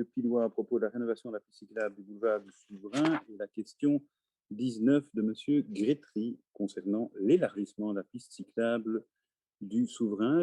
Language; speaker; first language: French; native; French